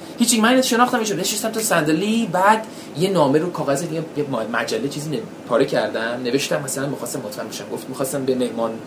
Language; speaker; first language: Persian; early bilingual, heritage; Persian